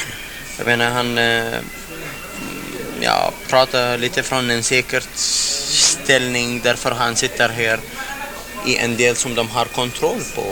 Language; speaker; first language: Swedish; non-native, fluent; Arabic